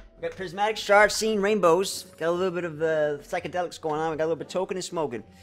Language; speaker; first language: English; native; English